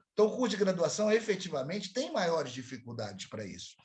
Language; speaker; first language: Portuguese; native; Portuguese